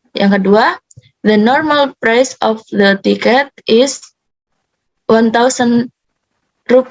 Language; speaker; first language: English; non-native, learner; Indonesian